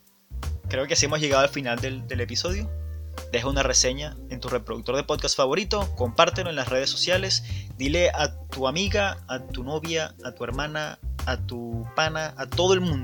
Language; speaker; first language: Spanish; native; Spanish